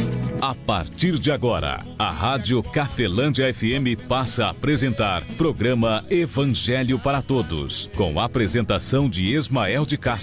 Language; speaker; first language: Portuguese; native; Portuguese